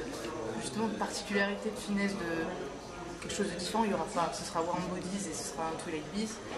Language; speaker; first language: French; native; French